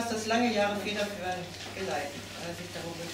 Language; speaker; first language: German; native; German